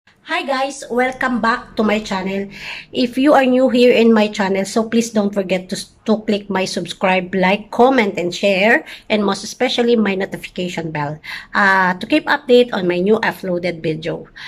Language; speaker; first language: English; non-native, local second language; Filipino